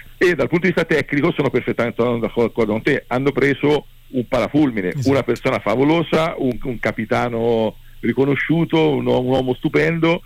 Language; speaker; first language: Italian; native; Italian